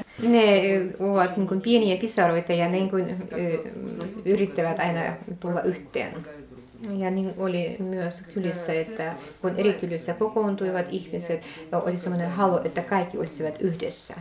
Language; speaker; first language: Finnish; non-native, fluent; Russian